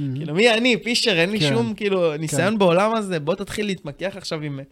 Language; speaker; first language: Hebrew; native; Hebrew